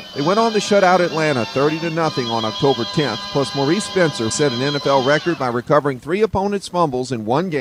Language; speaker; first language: English; native; English